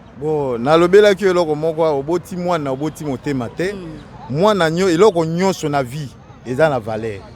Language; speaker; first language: Lingala; native; Lingala